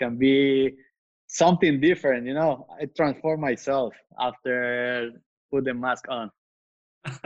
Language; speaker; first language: English; non-native, fluent; Spanish